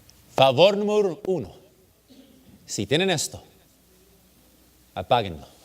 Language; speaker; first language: Spanish; early bilingual, heritage; English